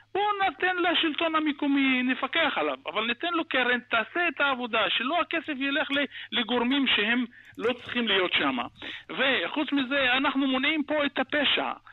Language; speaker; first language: Hebrew; non-native, local second language; Arabic